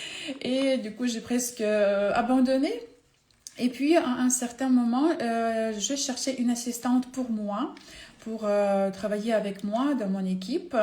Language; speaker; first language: French; non-native, fluent; Ukrainian